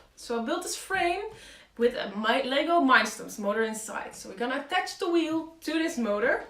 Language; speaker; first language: English; non-native, fluent; Dutch